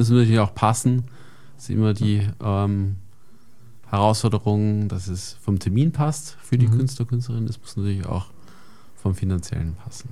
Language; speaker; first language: German; native; German